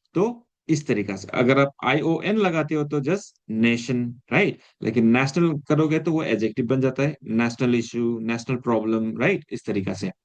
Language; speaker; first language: Hindi; non-native, local second language; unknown